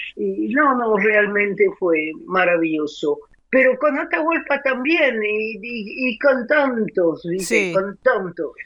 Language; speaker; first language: Spanish; non-native, fluent; French